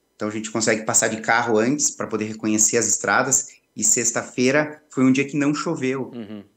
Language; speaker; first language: Portuguese; native; Portuguese